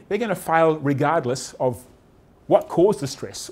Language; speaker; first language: English; native; English